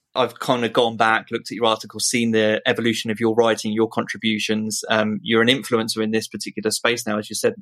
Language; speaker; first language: English; native; English